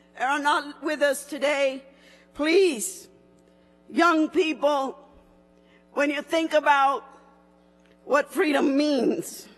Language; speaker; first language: English; early bilingual, other home language; Spanish